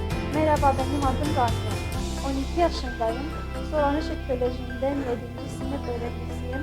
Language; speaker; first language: Turkish; non-native, learner; Kurdish